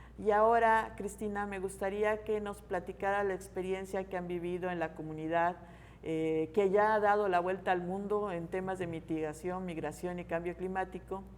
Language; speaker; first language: Spanish; native; Spanish